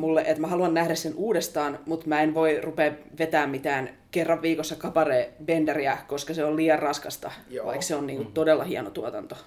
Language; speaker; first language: Finnish; native; Finnish